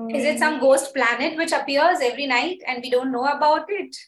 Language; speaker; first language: English; non-native, local second language; Hindi